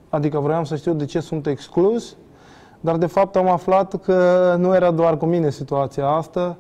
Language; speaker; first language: Romanian; non-native, fluent; Portuguese